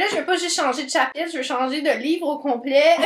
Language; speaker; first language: French; native; French